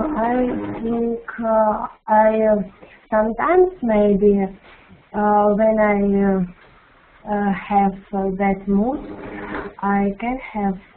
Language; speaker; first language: English; non-native, learner; Russian